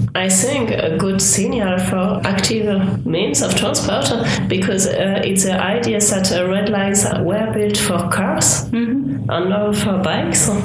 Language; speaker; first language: English; non-native, fluent; French